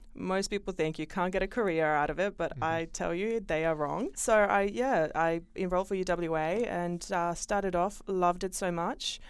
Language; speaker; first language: English; early bilingual, other home language; Bosnian